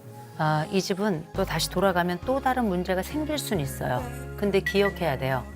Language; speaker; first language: Korean; native; Korean